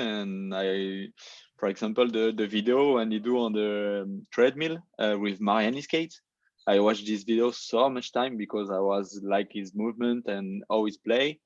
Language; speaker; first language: English; non-native, learner; French